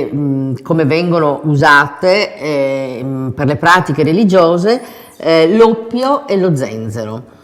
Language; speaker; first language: Italian; native; Italian